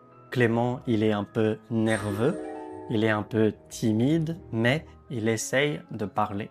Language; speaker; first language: French; native; French